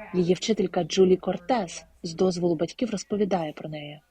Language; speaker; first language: Ukrainian; native; Ukrainian